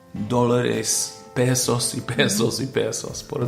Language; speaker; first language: Spanish; non-native, learner; English